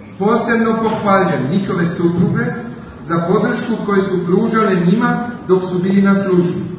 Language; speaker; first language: Croatian; native; Croatian